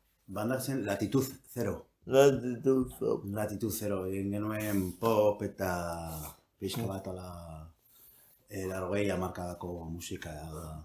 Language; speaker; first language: Basque; non-native, local second language; Spanish